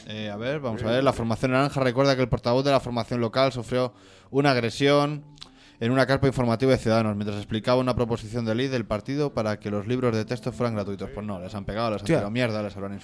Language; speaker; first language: Spanish; native; Spanish